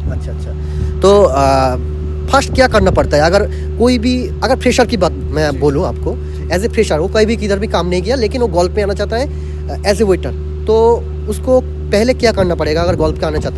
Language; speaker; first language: Hindi; non-native, local second language; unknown